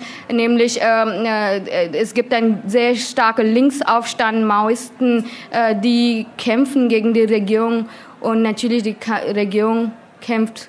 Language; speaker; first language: German; non-native, learner; Hindi